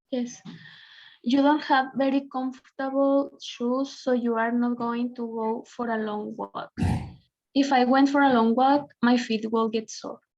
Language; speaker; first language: English; non-native, learner; Spanish